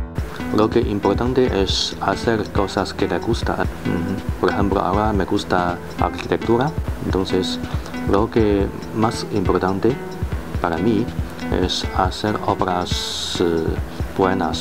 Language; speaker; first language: Spanish; non-native, learner; Chinese